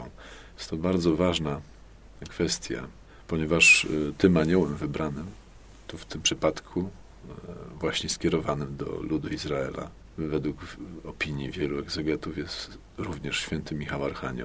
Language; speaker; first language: Polish; native; Polish